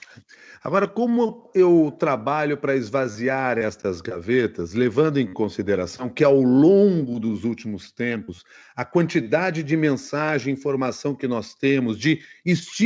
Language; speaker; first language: Portuguese; native; Portuguese